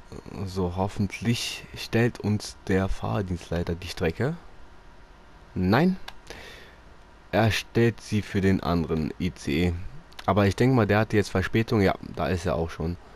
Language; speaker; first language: German; native; German